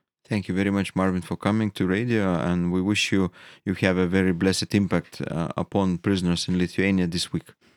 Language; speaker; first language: English; non-native, fluent; Lithuanian